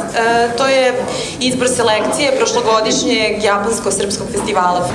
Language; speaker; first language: Serbian; native; Serbian